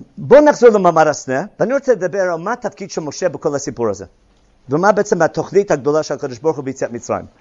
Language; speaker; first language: Hebrew; non-native, fluent; English